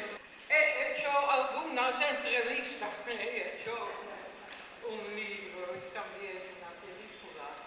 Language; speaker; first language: Spanish; non-native, fluent; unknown